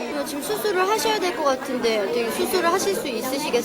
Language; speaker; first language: Korean; native; Korean